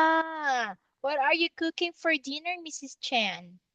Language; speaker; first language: English; non-native, local second language; Filipino